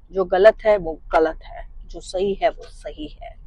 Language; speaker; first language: Hindi; non-native, local second language; Marathi